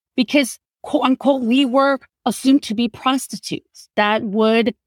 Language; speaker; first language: English; non-native, fluent; Korean